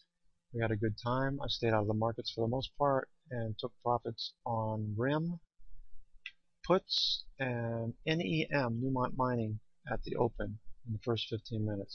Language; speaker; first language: English; native; English